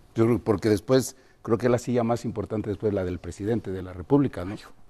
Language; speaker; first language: Spanish; native; Spanish